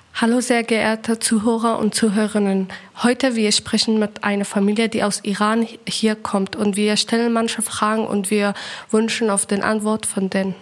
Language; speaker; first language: German; non-native, learner; Persian